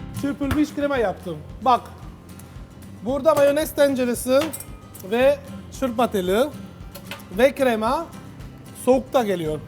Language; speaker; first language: Turkish; non-native, learner; Italian